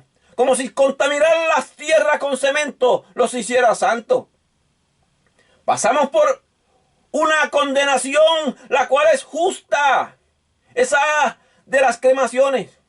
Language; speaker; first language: Spanish; native; Spanish